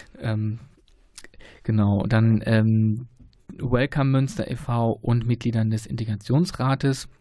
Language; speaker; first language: German; native; German